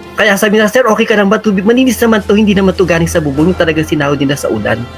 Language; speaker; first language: Filipino; native; Filipino